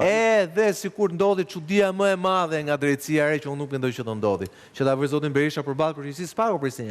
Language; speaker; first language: Albanian; native; Albanian